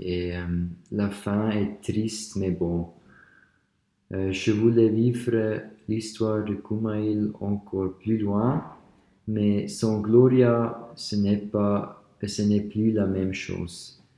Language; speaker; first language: French; non-native, learner; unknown